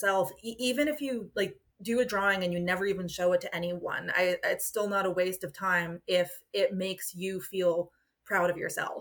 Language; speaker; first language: English; native; English